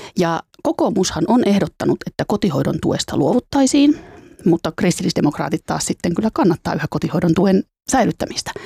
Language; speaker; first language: Finnish; native; Finnish